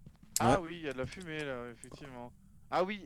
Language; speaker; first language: French; native; French